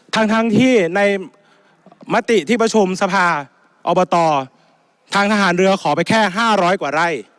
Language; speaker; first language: Thai; native; Thai